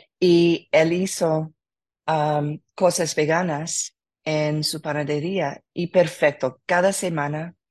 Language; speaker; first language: Spanish; non-native, learner; English